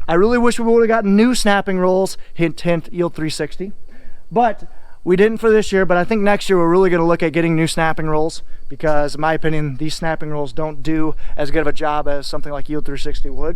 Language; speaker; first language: English; native; English